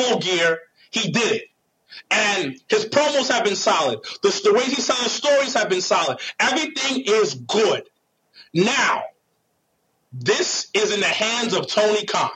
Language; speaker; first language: English; native; English